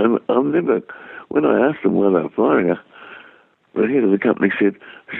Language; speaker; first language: English; native; English